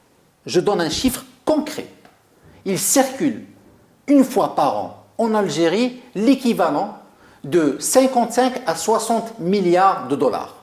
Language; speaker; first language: French; non-native, local second language; Arabic